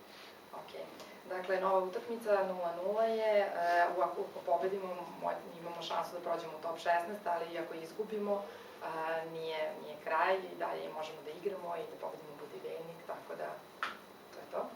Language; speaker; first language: Serbian; native; Serbian